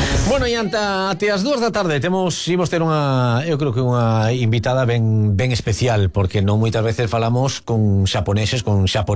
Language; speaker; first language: Spanish; non-native, local second language; Galician